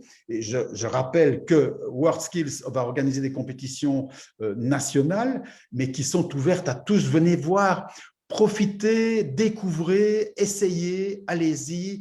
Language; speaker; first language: French; native; French